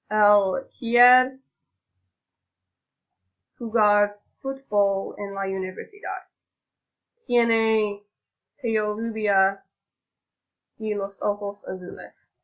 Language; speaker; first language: Spanish; non-native, learner; English